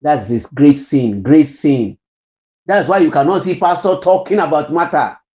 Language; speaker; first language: English; non-native, local second language; Yoruba